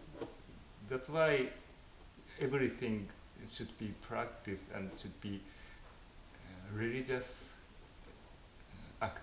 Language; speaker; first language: English; non-native, fluent; Japanese